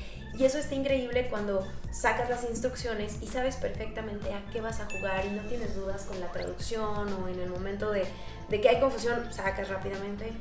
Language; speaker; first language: Spanish; native; Spanish